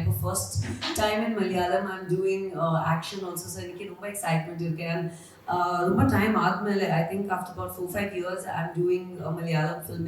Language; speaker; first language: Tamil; non-native, learner; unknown